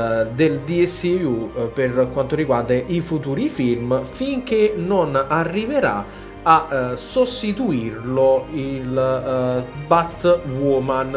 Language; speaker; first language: Italian; native; Italian